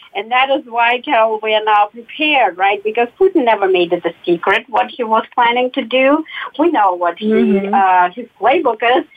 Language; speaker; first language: English; non-native, fluent; Russian